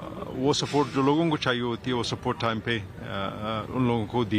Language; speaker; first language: Hindi; non-native, fluent; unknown